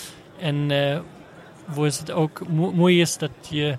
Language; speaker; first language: Dutch; non-native, learner; German